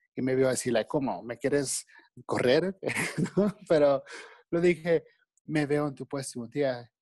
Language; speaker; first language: Spanish; non-native, fluent; English